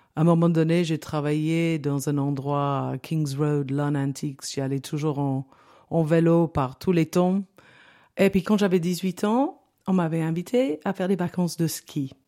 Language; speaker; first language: French; non-native, fluent; English